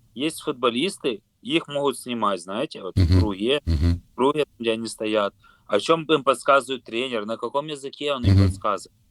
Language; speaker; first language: Russian; non-native, local second language; Ukrainian